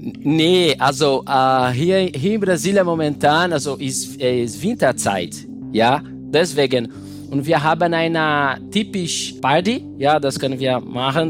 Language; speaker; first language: German; non-native, learner; Portuguese